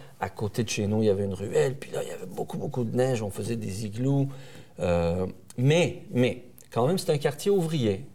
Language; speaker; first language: French; early bilingual, other home language; Persian